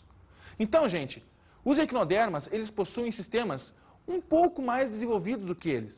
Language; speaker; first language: Portuguese; native; Portuguese